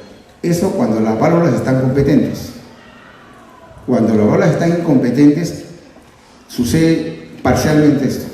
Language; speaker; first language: Spanish; native; Spanish